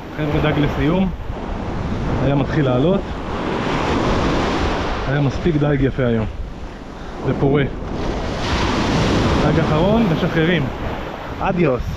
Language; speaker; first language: Hebrew; native; Hebrew